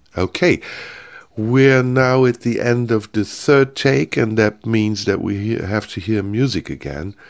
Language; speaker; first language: English; non-native, fluent; Turkish